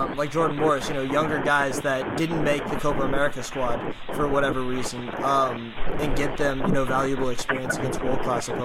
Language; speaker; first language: English; native; English